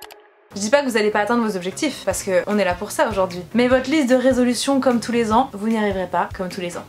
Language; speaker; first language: French; native; French